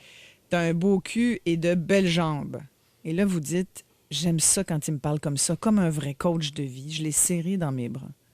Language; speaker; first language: French; native; French